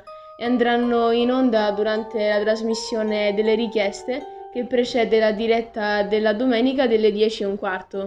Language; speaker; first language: Italian; native; Italian